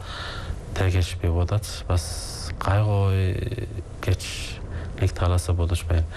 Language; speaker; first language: Mongolian; non-native, fluent; Turkish